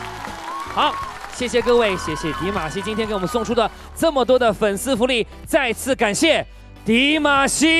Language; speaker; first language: Chinese; native; Chinese